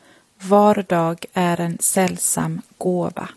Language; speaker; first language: Swedish; native; Swedish